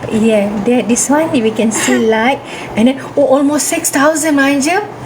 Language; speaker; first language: English; non-native, local second language; Malay